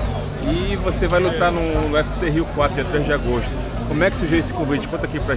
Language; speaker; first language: Portuguese; native; Portuguese